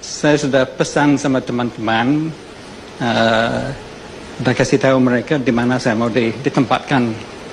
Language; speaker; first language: Indonesian; non-native, fluent; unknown